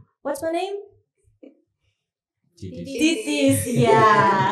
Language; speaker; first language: English; non-native, fluent; Indonesian